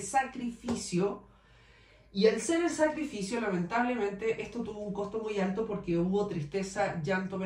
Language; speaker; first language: Spanish; native; Spanish